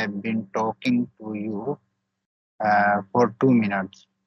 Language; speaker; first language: English; non-native, learner; Hindi